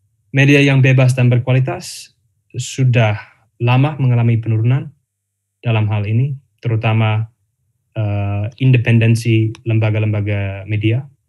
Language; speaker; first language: Indonesian; non-native, fluent; English